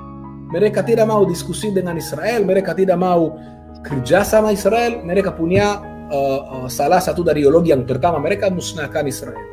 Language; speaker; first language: Indonesian; non-native, fluent; Hebrew